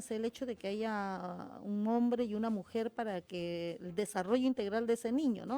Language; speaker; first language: Spanish; native; Spanish